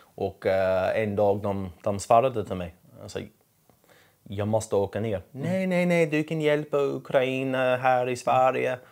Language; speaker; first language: Swedish; non-native, learner; English